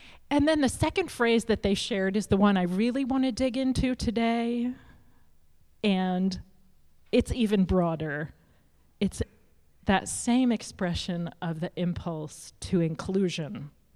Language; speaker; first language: English; native; English